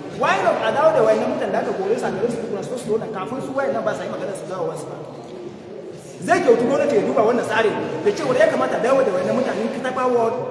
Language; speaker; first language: Hausa; non-native, local second language; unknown